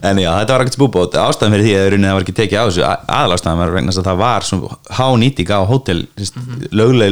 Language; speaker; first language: Icelandic; native; Icelandic